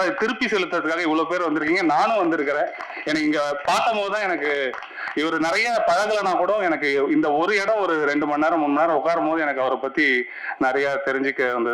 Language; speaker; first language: Tamil; native; Tamil